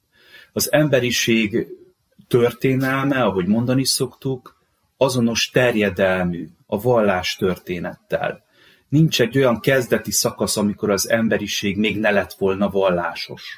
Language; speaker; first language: Hungarian; native; Hungarian